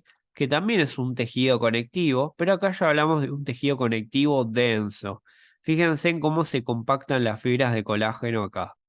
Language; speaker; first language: Spanish; native; Spanish